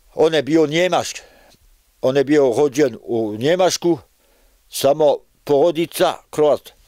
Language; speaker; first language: Croatian; non-native, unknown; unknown